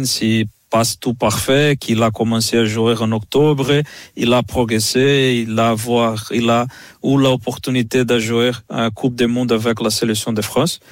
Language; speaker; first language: French; non-native, fluent; Portuguese